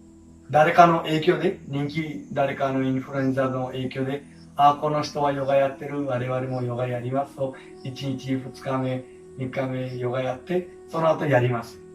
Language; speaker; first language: Japanese; non-native, fluent; Hindi